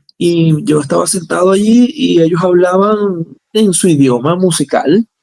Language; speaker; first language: Spanish; native; Spanish